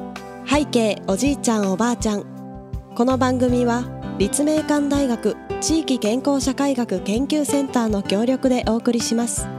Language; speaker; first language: Japanese; native; Japanese